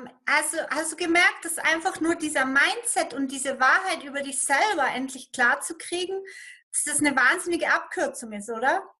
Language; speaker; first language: German; native; German